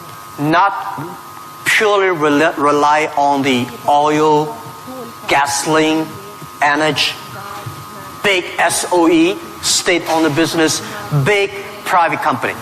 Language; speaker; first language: English; non-native, fluent; Chinese